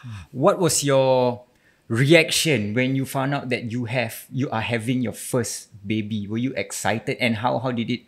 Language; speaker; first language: English; non-native, local second language; Malay